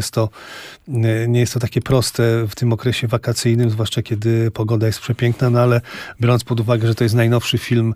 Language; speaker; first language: Polish; native; Polish